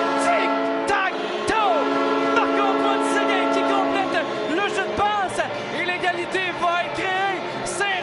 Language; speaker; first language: French; native; French